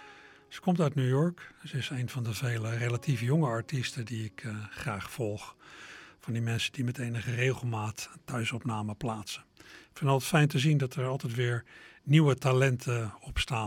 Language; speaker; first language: Dutch; native; Dutch